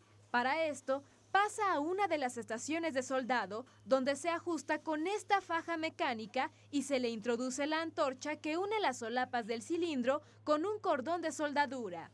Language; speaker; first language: Spanish; native; Spanish